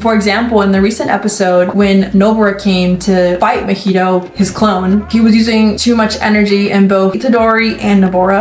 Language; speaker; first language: English; native; English